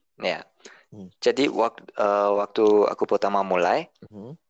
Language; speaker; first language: Indonesian; early bilingual, heritage; Indonesian